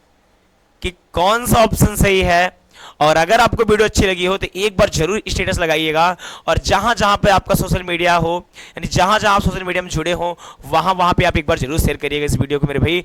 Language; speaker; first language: Hindi; native; Hindi